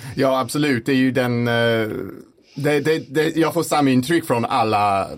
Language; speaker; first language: Swedish; non-native, fluent; English